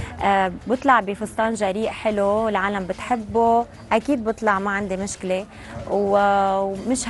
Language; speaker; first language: Arabic; native; Arabic